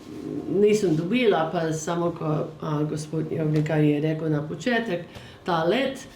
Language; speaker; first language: Slovenian; early bilingual, heritage; English